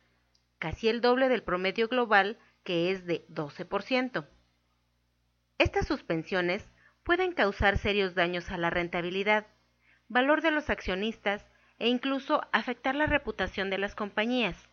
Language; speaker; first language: Spanish; native; Spanish